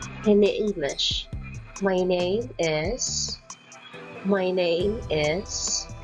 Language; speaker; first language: English; non-native, local second language; Cebuano